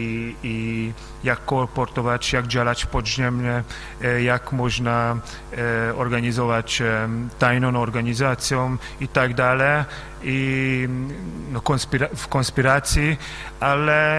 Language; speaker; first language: Polish; non-native, fluent; Hungarian